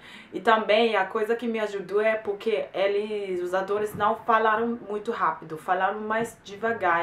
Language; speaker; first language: Portuguese; non-native, fluent; German